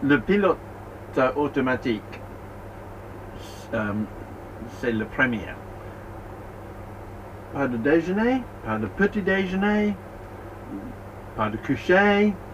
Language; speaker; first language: French; non-native, learner; English